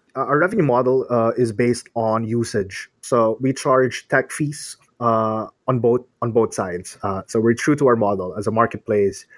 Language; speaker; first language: English; non-native, local second language; Filipino